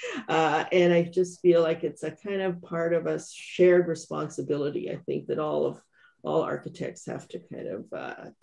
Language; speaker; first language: English; native; English